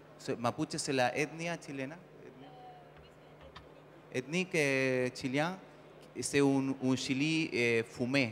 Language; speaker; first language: French; non-native, learner; Spanish